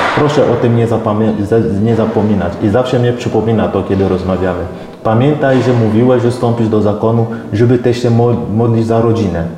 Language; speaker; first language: Polish; non-native, fluent; French